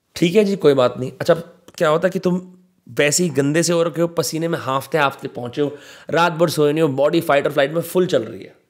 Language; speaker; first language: Hindi; native; Hindi